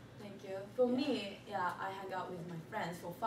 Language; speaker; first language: English; non-native, learner; Japanese